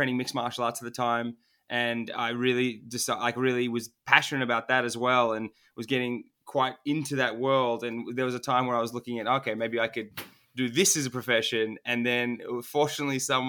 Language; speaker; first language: English; non-native, local second language; Turkish